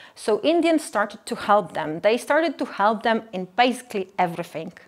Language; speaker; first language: English; non-native, fluent; Polish